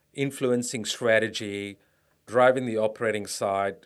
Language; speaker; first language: English; non-native, local second language; Tamil